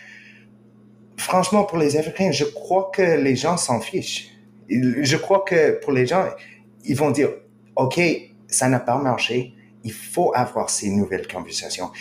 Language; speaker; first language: French; non-native, fluent; English